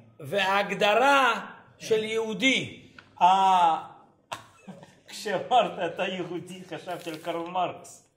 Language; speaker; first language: Hebrew; early bilingual, other home language; Ladino